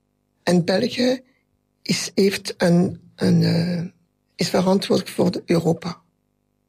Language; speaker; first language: Dutch; non-native, learner; French